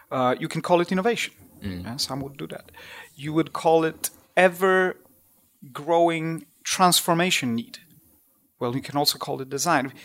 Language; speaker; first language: English; non-native, fluent; Polish